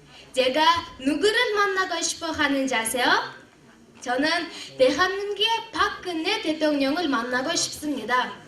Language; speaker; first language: Korean; non-native, learner; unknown